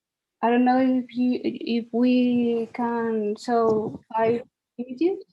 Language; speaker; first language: English; non-native, learner; Spanish